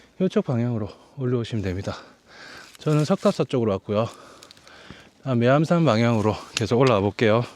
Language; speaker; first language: Korean; native; Korean